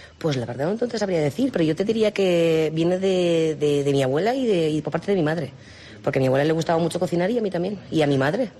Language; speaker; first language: Spanish; non-native, fluent; Romanian